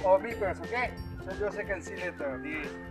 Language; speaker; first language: English; non-native, learner; Indonesian